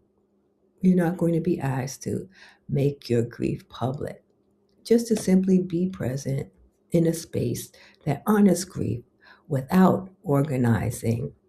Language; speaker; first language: English; native; English